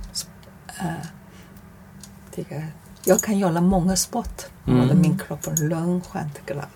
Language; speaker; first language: Swedish; non-native, learner; Chinese